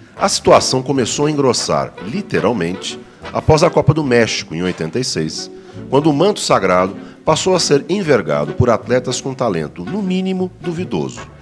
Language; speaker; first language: Portuguese; native; Portuguese